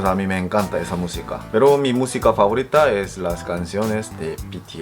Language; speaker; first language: Spanish; non-native, fluent; Korean